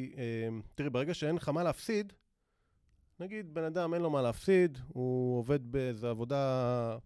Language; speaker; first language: Hebrew; native; Hebrew